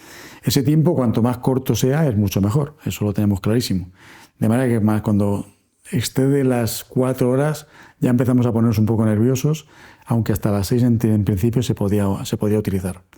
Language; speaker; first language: Spanish; native; Spanish